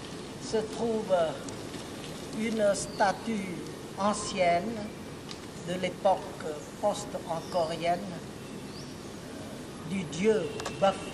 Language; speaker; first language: French; non-native, local second language; Khmer